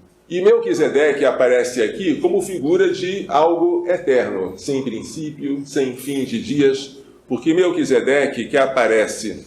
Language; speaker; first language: Portuguese; native; Portuguese